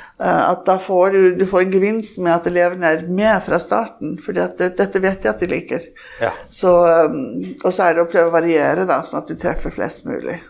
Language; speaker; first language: Norwegian; early bilingual, heritage; Norwegian